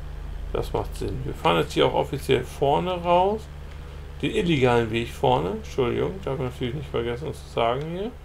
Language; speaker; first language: German; native; German